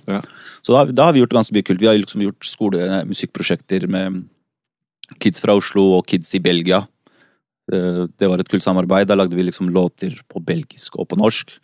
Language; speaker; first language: Norwegian; early bilingual, other home language; Spanish